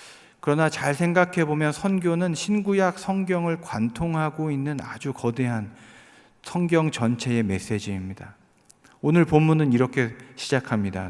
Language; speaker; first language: Korean; native; Korean